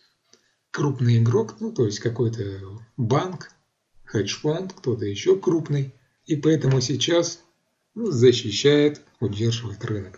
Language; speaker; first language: Russian; native; Russian